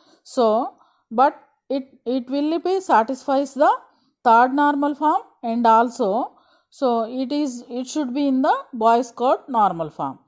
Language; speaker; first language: English; non-native, local second language; Telugu